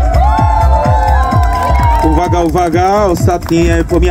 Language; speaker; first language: Polish; native; Polish